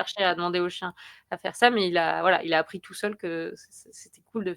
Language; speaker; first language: French; native; French